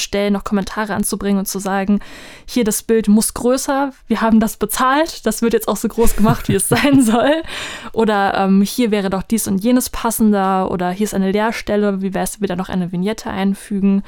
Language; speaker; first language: German; native; German